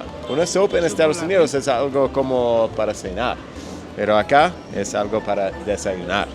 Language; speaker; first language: Spanish; non-native, fluent; English